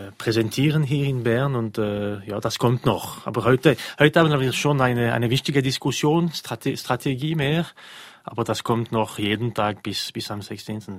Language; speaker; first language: German; non-native, local second language; French